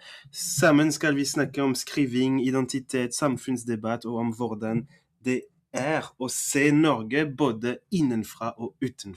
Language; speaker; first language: Norwegian; non-native, fluent; French